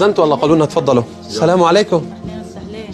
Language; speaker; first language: Arabic; native; Arabic